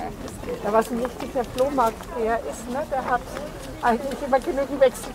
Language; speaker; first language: German; native; German